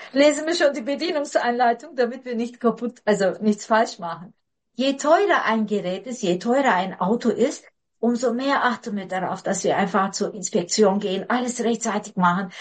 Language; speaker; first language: German; non-native, fluent; Turkish